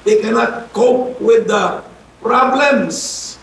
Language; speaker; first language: English; non-native, local second language; Filipino